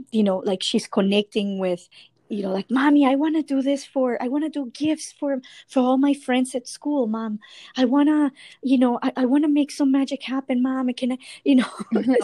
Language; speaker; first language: English; non-native, fluent; Spanish